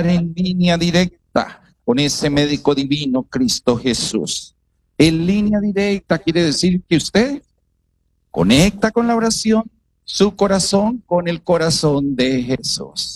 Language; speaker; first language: Spanish; native; Spanish